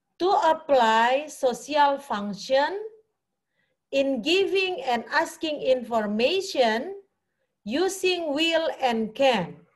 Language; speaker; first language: English; non-native, fluent; Indonesian